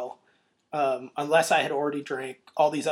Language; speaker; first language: English; native; English